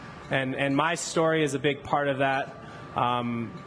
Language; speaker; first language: English; native; English